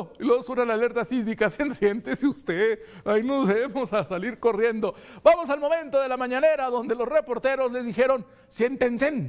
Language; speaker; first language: Spanish; native; Spanish